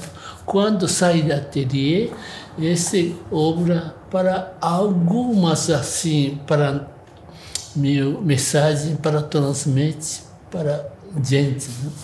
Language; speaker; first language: Portuguese; non-native, learner; Japanese